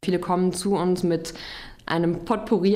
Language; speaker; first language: German; native; German